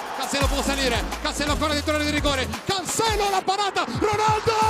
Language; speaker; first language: Italian; native; Italian